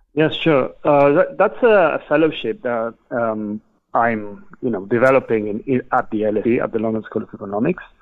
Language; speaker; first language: English; non-native, fluent; Spanish